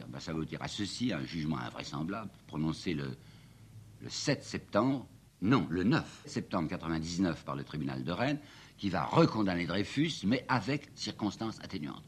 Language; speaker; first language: French; native; French